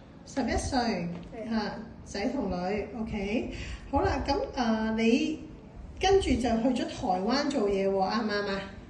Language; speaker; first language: Cantonese; native; Cantonese